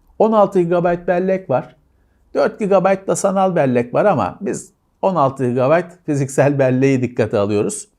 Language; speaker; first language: Turkish; native; Turkish